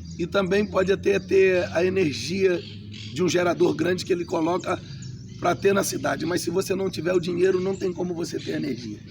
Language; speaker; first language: Portuguese; native; Portuguese